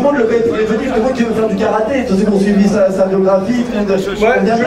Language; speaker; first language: French; native; French